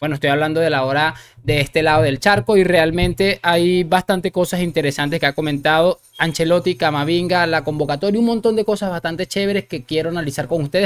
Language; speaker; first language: Spanish; native; Spanish